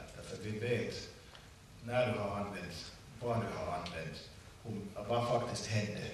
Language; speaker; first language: Swedish; non-native, local second language; Finnish